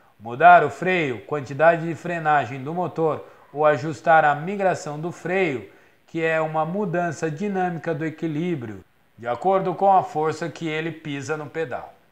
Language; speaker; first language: Portuguese; native; Portuguese